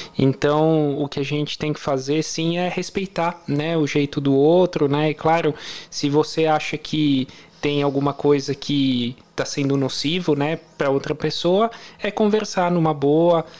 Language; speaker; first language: Portuguese; non-native, fluent; Italian